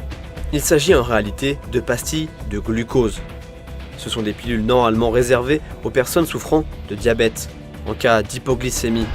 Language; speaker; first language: French; native; French